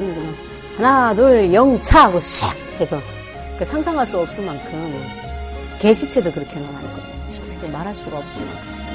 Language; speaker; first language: Korean; native; Korean